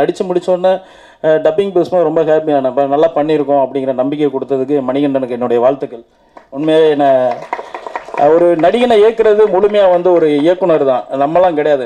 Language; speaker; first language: Tamil; native; Tamil